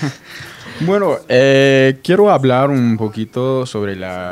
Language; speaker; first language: Spanish; non-native, fluent; English